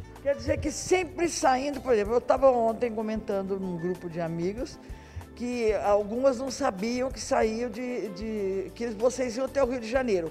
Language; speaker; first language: Portuguese; native; Portuguese